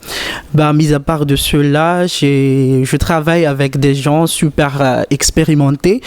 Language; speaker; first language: French; native; French